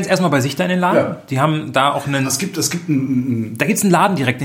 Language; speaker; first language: German; native; German